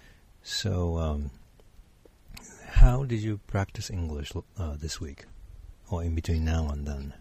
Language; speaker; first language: English; non-native, fluent; Japanese